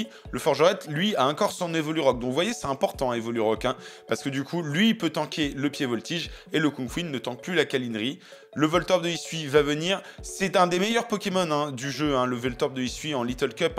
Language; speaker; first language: French; native; French